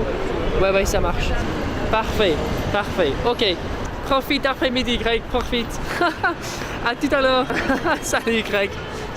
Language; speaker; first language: French; non-native, learner; English